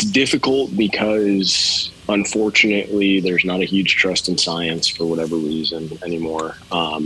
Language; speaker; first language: English; native; English